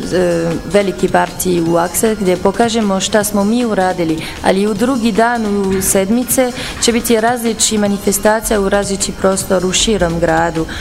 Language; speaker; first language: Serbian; non-native, learner; French